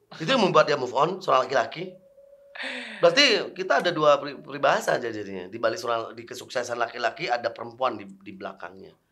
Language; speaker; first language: Indonesian; native; Indonesian